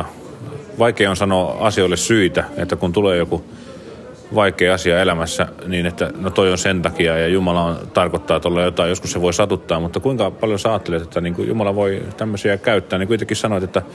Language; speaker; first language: Finnish; native; Finnish